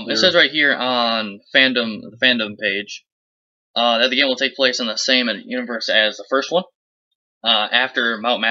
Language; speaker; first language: English; native; English